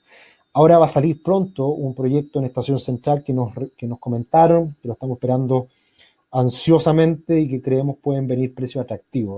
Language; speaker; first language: Spanish; native; Spanish